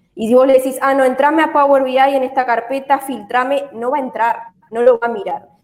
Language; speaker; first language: Spanish; native; Spanish